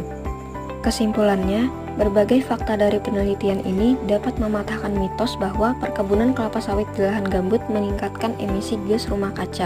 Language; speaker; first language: Indonesian; native; Indonesian